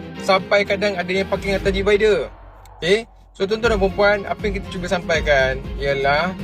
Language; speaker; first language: Malay; native; Malay